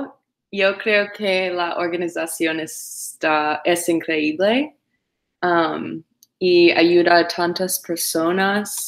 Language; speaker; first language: Spanish; non-native, learner; English